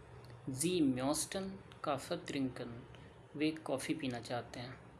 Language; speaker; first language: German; non-native, learner; Hindi